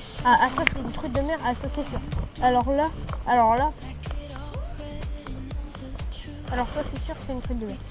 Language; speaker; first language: French; native; French